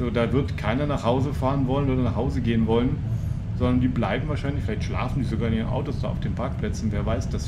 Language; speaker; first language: German; native; German